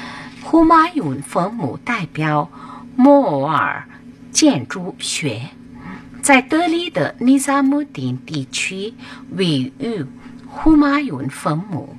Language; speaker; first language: Chinese; non-native, learner; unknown